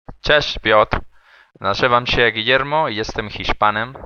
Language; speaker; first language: Polish; non-native, learner; Spanish